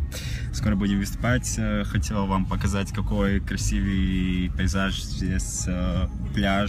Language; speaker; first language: Russian; non-native, local second language; Latvian